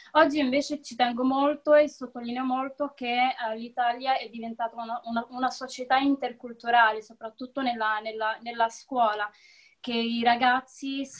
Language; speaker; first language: Italian; early bilingual, other home language; Arabic